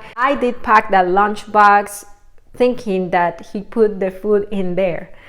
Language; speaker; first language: English; non-native, fluent; Spanish